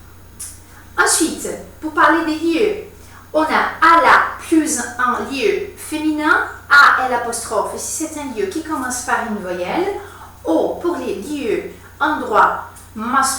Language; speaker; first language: French; non-native, fluent; Portuguese